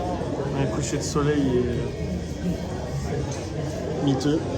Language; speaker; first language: French; native; French